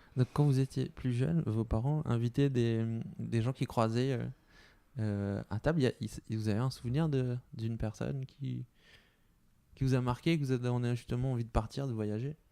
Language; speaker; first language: French; native; French